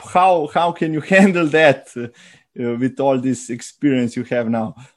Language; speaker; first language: English; non-native, learner; Slovenian